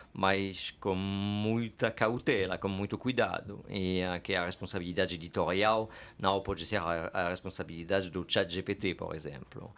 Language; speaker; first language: Portuguese; non-native, fluent; French